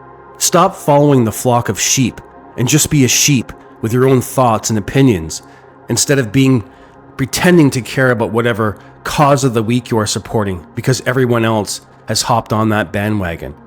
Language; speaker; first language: English; native; English